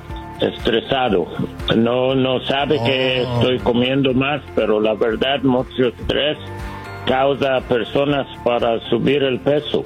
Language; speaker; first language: Spanish; non-native, learner; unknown